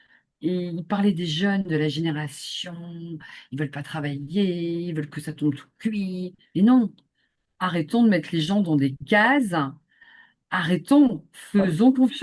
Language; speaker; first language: French; native; French